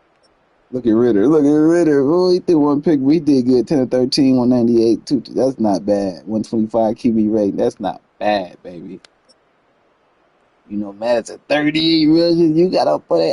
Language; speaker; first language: English; native; English